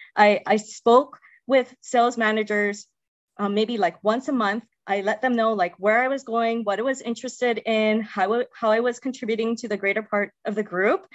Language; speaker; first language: English; native; English